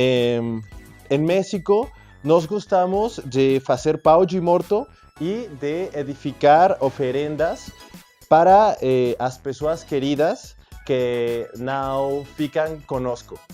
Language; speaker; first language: Portuguese; non-native, learner; Spanish